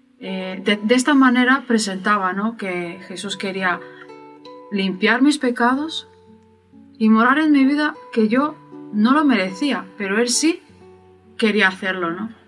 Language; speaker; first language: Spanish; non-native, fluent; Bulgarian